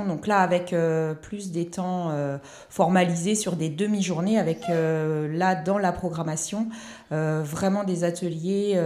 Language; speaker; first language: French; native; French